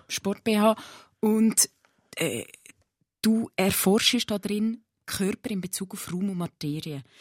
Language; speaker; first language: German; native; German